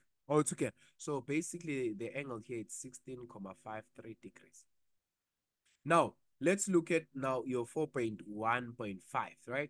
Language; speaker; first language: English; non-native, local second language; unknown